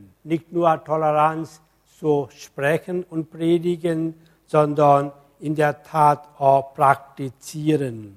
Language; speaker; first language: German; non-native, fluent; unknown